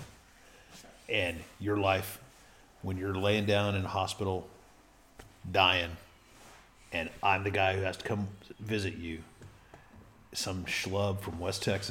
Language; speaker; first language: English; early bilingual, other home language; Spanish